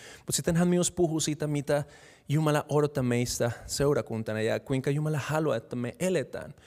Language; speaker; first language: Finnish; non-native, fluent; Spanish